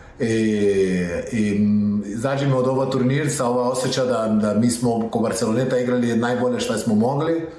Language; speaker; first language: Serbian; non-native, learner; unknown